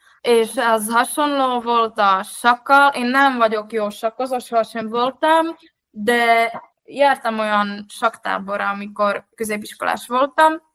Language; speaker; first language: Hungarian; non-native, fluent; Czech